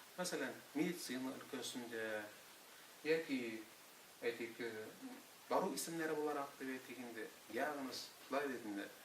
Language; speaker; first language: Tatar; native; Tatar